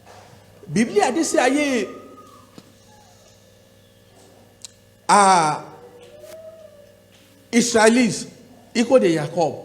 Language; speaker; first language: Spanish; non-native, learner; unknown